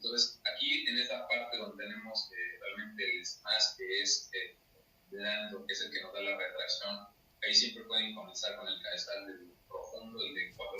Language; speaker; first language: Spanish; native; Spanish